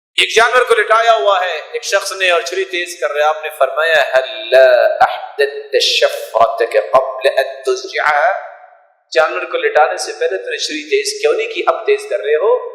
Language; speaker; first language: Urdu; non-native, local second language; Punjabi